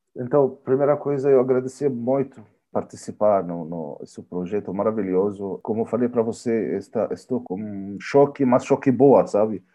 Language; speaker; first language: Portuguese; non-native, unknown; Arabic